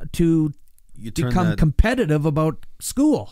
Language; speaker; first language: English; native; English